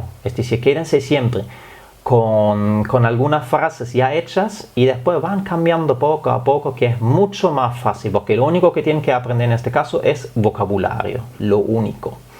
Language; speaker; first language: Spanish; non-native, fluent; German